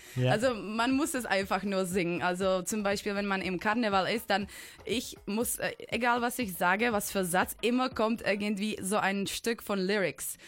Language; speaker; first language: English; non-native, fluent; Czech